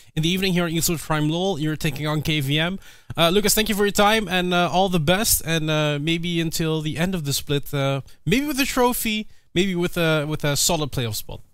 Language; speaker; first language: English; non-native, fluent; Dutch